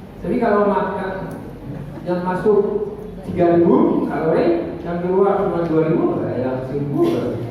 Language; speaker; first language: Indonesian; non-native, learner; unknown